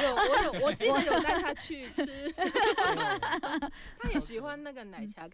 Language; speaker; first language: Chinese; non-native, local second language; Cantonese